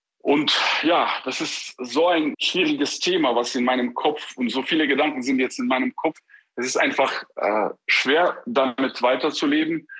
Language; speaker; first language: German; non-native, fluent; Ukrainian